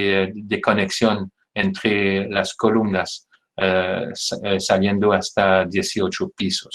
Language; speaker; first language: Spanish; non-native, fluent; French